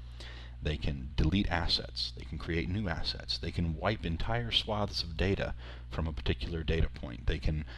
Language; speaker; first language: English; native; English